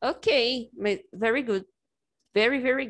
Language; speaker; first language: English; non-native, fluent; Portuguese